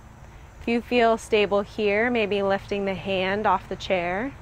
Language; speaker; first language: English; native; English